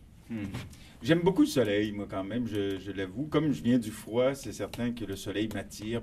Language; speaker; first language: French; native; French